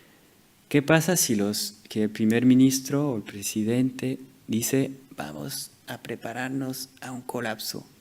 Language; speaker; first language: Spanish; non-native, fluent; French